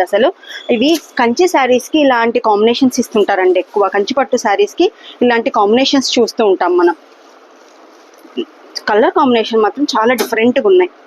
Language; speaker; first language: Telugu; native; Telugu